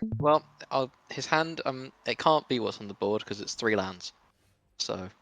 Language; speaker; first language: English; native; English